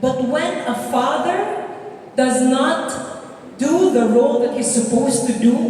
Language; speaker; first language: English; non-native, local second language; Filipino